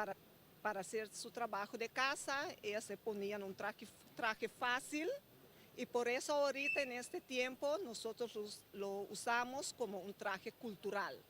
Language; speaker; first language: Spanish; non-native, fluent; Papiamento